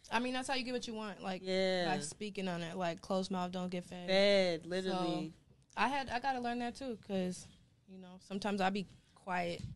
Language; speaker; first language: English; native; English